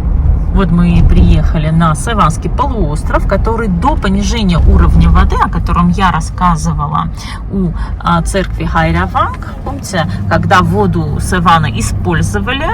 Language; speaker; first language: Russian; native; Russian